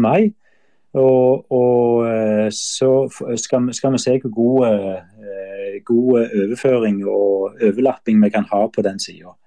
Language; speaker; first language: Norwegian; native; Norwegian